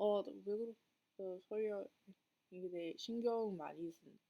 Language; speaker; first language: Korean; non-native, learner; English